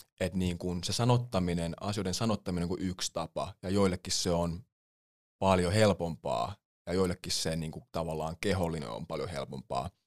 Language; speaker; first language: Finnish; early bilingual, other home language; English